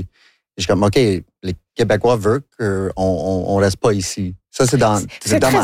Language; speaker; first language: French; non-native, local second language; English